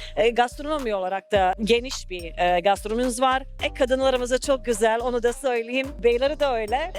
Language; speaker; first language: Turkish; early bilingual, heritage; Serbian